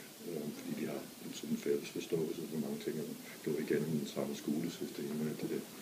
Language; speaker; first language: Danish; non-native, fluent; English